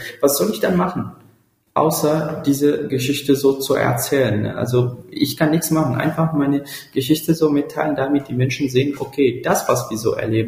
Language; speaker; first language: German; non-native, fluent; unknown